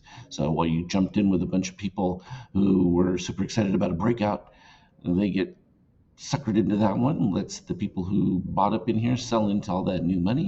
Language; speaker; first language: English; native; English